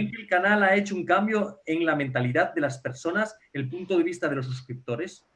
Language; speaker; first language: Spanish; native; Spanish